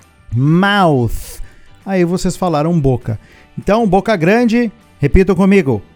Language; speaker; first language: Portuguese; native; Portuguese